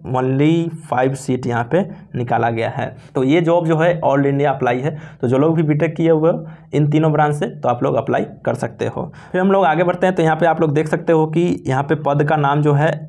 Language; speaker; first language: Hindi; native; Hindi